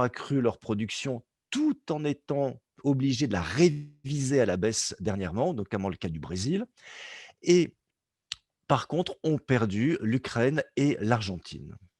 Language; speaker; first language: French; native; French